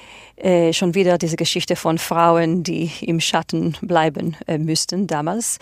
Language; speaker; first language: German; non-native, fluent; Hebrew